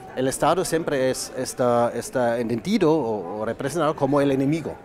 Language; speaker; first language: Spanish; non-native, fluent; German